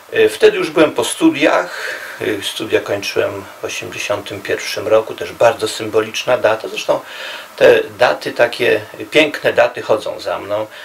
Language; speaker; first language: Polish; native; Polish